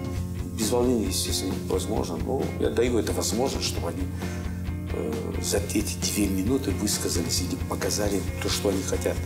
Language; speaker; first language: Russian; non-native, fluent; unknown